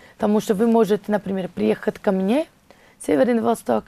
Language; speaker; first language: Russian; non-native, learner; Portuguese